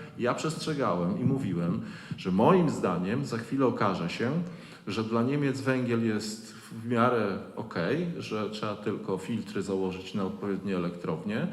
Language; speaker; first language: Polish; native; Polish